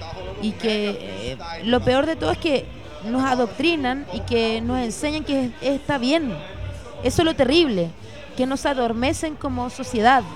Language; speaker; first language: Spanish; early bilingual, heritage; Spanish